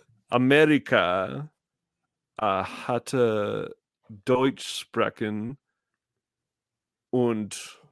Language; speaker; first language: German; non-native, learner; English